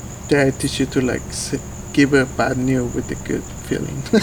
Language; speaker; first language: English; non-native, fluent; Spanish